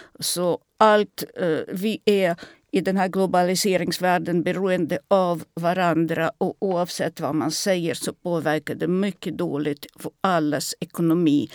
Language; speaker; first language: Swedish; non-native, fluent; Russian